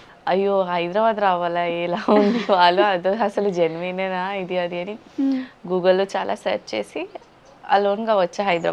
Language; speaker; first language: Telugu; non-native, learner; Bangla